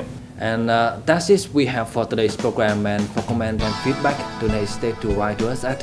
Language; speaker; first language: English; non-native, fluent; Vietnamese